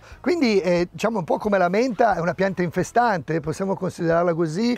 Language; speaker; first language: Italian; native; Italian